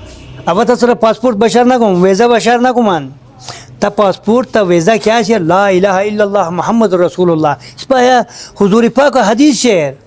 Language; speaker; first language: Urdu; non-native, fluent; Persian